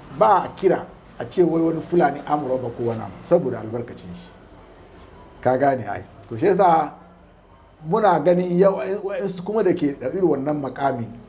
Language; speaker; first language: Hausa; non-native, local second language; Fula